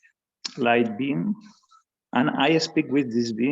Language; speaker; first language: English; non-native, learner; Spanish